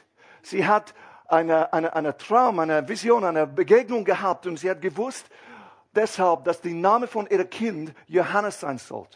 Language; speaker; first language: German; non-native, fluent; English